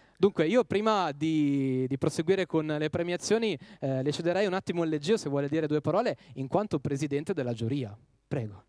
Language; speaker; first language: Italian; native; Italian